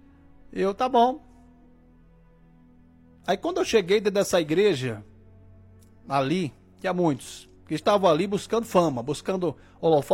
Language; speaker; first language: Portuguese; native; Portuguese